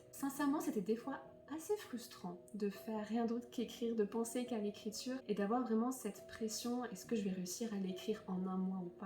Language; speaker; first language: French; native; French